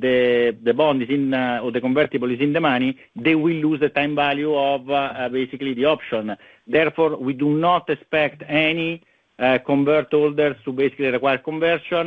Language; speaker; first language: English; non-native, fluent; Italian